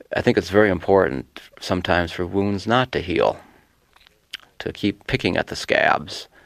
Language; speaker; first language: English; native; English